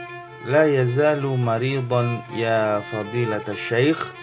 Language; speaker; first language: Arabic; non-native, fluent; Indonesian